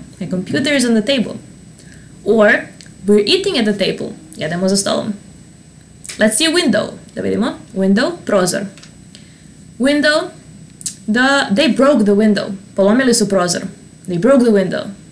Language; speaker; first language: English; non-native, fluent; Serbian